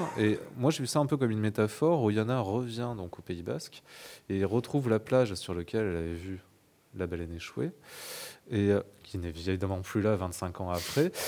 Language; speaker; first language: French; native; French